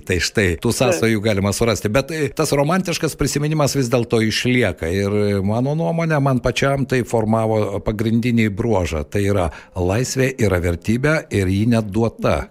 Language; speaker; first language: Lithuanian; native; Lithuanian